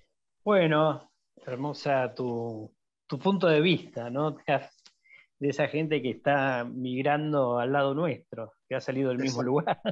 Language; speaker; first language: Spanish; native; Spanish